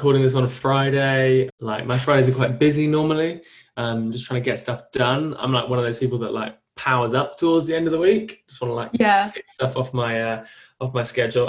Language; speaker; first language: English; native; English